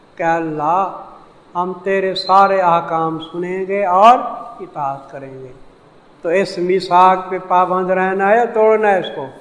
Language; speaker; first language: Urdu; non-native, local second language; Saraiki